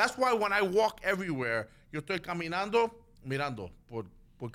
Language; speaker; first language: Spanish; early bilingual, other home language; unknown